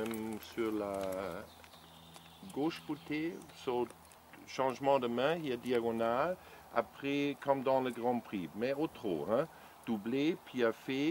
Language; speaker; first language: French; non-native, learner; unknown